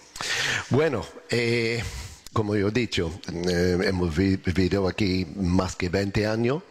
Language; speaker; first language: Spanish; non-native, learner; English